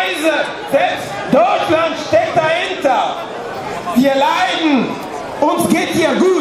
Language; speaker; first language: German; non-native, fluent; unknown